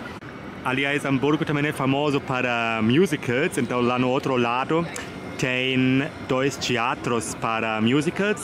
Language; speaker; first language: Portuguese; non-native, fluent; German